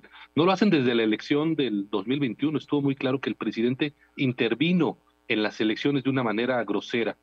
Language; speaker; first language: Spanish; native; Spanish